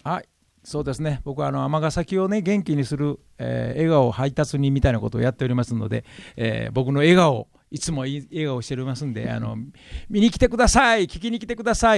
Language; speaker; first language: Japanese; native; Japanese